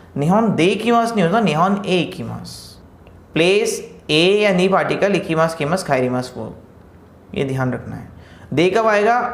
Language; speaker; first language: Hindi; native; Hindi